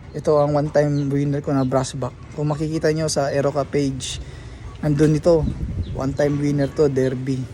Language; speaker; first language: Filipino; non-native, local second language; Cebuano